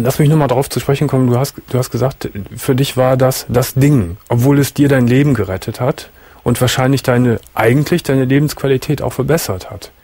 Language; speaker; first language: German; native; German